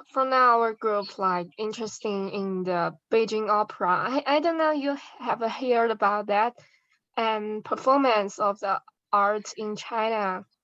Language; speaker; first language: English; non-native, learner; Chinese